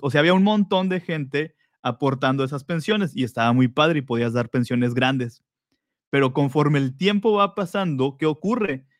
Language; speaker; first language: Spanish; native; Spanish